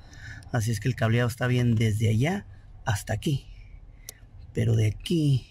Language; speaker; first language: Spanish; native; Spanish